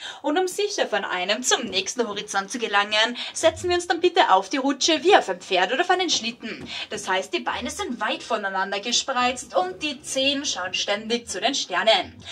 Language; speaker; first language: German; native; German